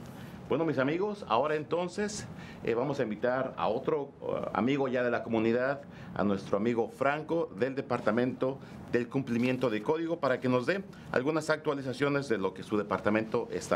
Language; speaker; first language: Spanish; native; Spanish